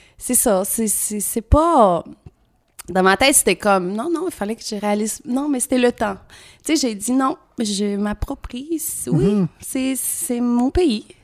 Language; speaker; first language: French; non-native, fluent; Portuguese